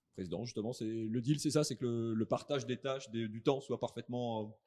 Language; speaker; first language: French; native; French